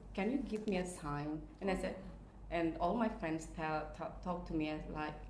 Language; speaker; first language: English; non-native, fluent; Indonesian